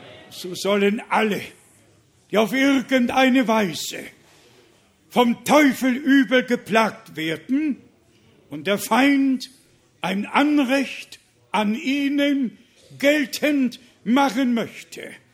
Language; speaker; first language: German; native; German